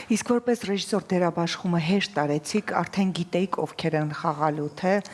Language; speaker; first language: Armenian; native; Armenian